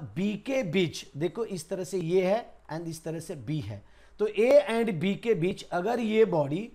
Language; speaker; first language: Hindi; non-native, local second language; Marathi